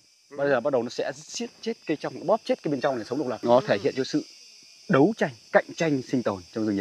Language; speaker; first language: Vietnamese; native; Vietnamese